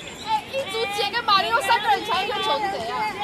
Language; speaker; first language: Chinese; native; Chinese